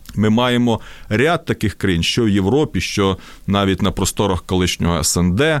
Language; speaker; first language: Ukrainian; non-native, local second language; Russian